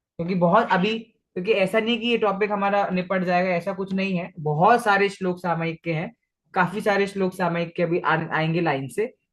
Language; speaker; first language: Hindi; non-native, local second language; Marathi